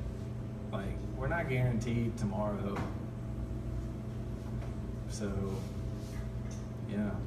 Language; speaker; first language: English; native; English